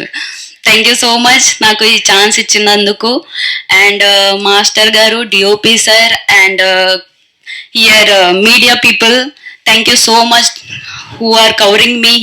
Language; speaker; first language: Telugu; non-native, local second language; Hindi